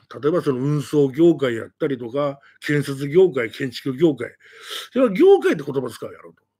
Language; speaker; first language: Japanese; native; Japanese